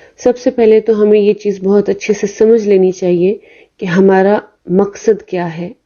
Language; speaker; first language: Urdu; native; Urdu